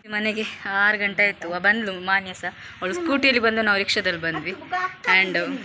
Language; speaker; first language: Kannada; native; Kannada